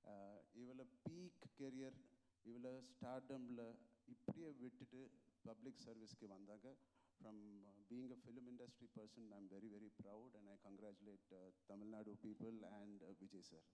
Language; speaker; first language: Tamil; non-native, local second language; Telugu